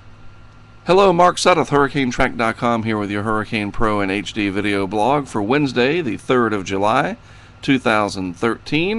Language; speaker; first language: English; native; English